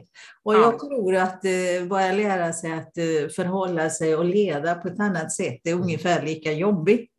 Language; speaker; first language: Swedish; non-native, fluent; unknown